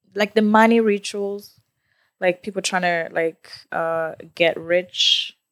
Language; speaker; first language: English; non-native, local second language; Swahili